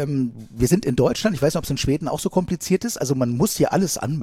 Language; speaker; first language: German; native; German